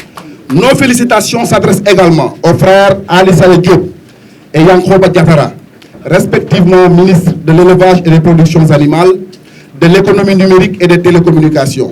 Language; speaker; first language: French; non-native, local second language; Wolof